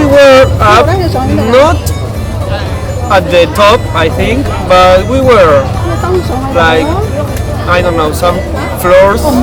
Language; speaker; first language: English; non-native, learner; Spanish